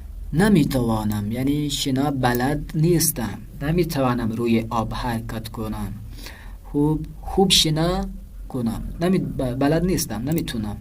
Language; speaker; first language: Persian; non-native, fluent; Urdu